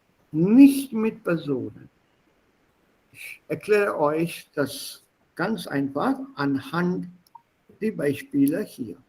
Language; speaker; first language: German; non-native, fluent; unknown